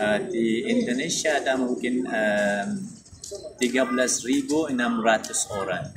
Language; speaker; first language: Indonesian; non-native, learner; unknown